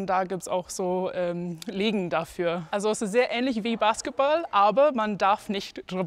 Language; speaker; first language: German; non-native, fluent; English